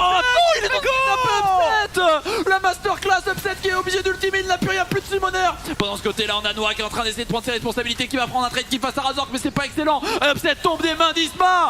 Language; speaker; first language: French; native; French